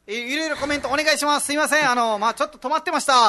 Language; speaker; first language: Japanese; non-native, fluent; Nepali